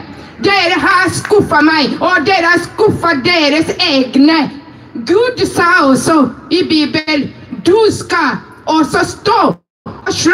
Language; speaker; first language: Norwegian; non-native, fluent; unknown